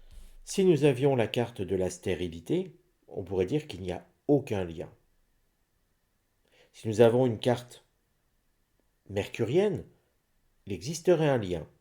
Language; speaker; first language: French; native; French